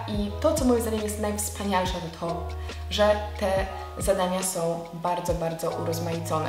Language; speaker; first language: Polish; native; Polish